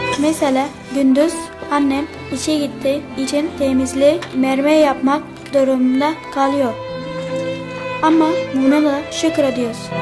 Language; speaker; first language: Turkish; early bilingual, other home language; Arabic